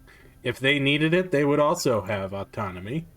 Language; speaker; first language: English; native; English